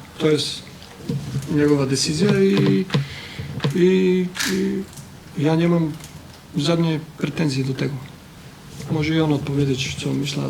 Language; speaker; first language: Polish; non-native, learner; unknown